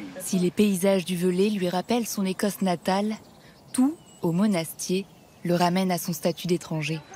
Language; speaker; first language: French; native; French